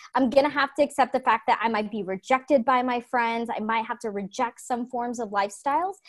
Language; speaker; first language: English; native; English